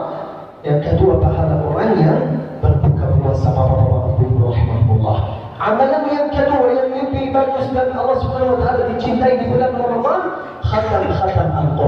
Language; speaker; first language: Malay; non-native, fluent; Arabic